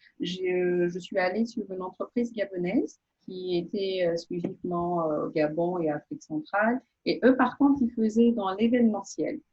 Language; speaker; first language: French; non-native, local second language; Portuguese